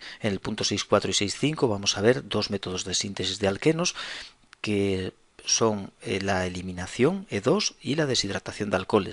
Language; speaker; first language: Spanish; native; Spanish